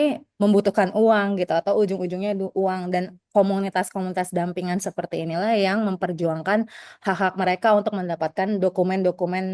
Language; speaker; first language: Indonesian; native; Indonesian